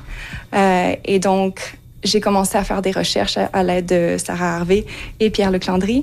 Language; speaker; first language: French; native; French